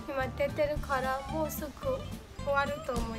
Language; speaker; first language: Japanese; non-native, learner; Burmese